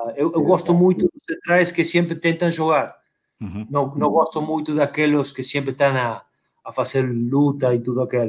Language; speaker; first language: Portuguese; non-native, fluent; Spanish